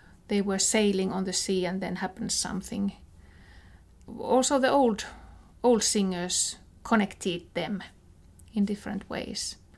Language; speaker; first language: English; non-native, fluent; Finnish